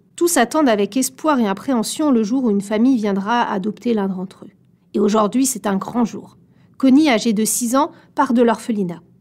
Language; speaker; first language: French; native; French